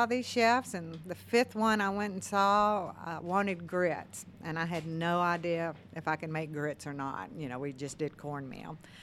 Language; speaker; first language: English; native; English